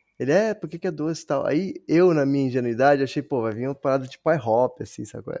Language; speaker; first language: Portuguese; native; Portuguese